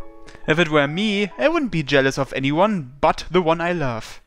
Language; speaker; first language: English; native; English